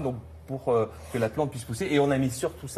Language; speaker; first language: French; native; French